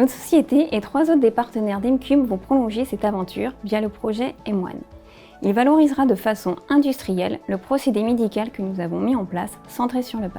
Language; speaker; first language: French; native; French